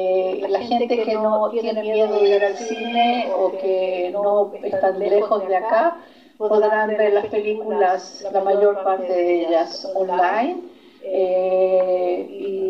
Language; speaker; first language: Spanish; non-native, fluent; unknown